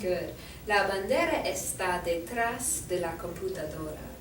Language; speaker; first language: Spanish; non-native, fluent; English